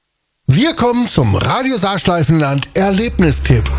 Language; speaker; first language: German; native; German